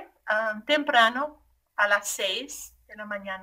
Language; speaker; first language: Spanish; non-native, fluent; English